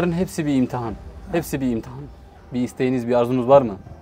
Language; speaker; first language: Turkish; native; Turkish